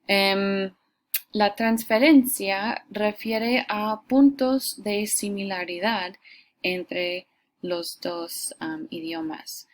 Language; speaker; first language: Spanish; non-native, fluent; English